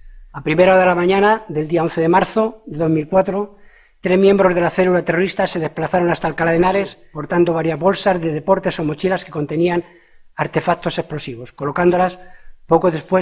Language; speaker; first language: Spanish; native; Spanish